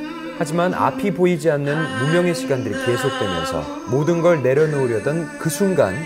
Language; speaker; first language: Korean; native; Korean